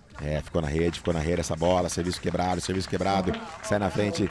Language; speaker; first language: Portuguese; native; Portuguese